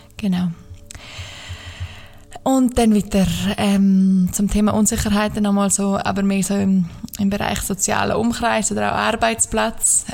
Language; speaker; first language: German; native; German